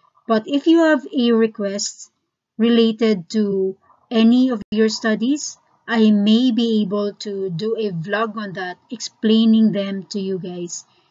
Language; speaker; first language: English; non-native, local second language; Filipino